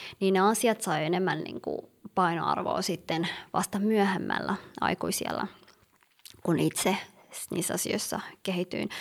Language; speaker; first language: Finnish; early bilingual, other home language; Somali